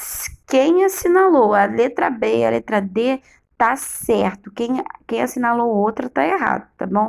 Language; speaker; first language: Portuguese; native; Portuguese